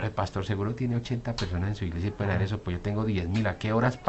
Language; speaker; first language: Spanish; native; Spanish